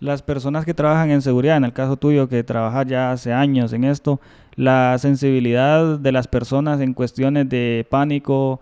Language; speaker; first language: Spanish; native; Spanish